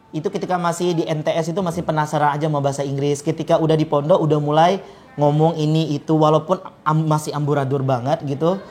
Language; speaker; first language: Indonesian; native; Indonesian